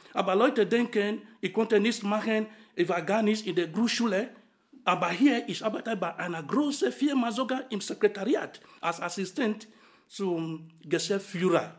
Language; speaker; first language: German; non-native, fluent; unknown